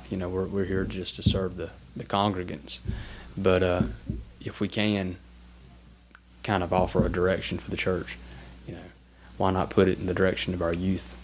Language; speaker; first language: English; native; English